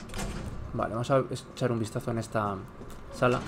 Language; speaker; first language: Spanish; native; Spanish